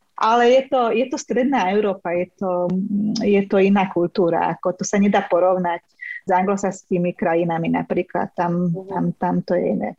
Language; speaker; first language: Slovak; non-native, local second language; Hungarian